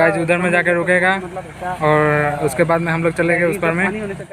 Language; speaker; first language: Hindi; non-native, local second language; Assamese